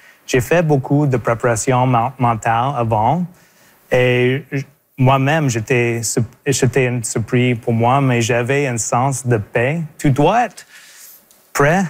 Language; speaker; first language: French; non-native, local second language; English